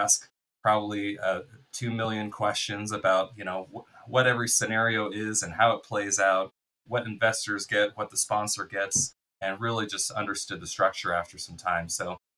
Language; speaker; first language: English; native; English